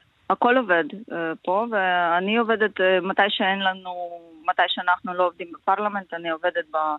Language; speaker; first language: Hebrew; non-native, learner; Ukrainian